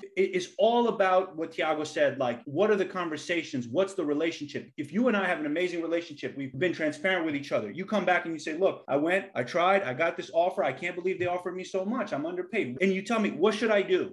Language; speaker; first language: English; native; English